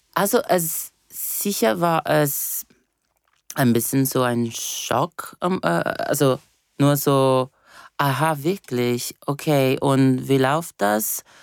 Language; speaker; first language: German; non-native, fluent; Portuguese